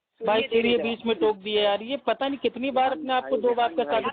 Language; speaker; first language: Hindi; native; Hindi